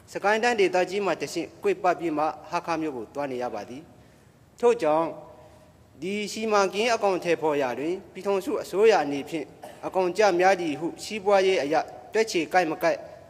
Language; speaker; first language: Burmese; non-native, local second language; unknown